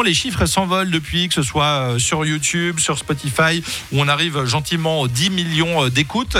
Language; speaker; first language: French; native; French